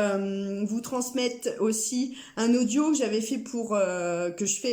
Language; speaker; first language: French; native; French